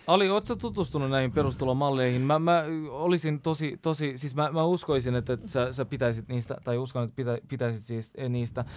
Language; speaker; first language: Finnish; early bilingual, other home language; Turkish